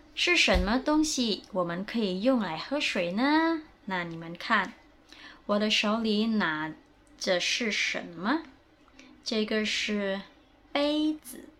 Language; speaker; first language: Chinese; non-native, fluent; Indonesian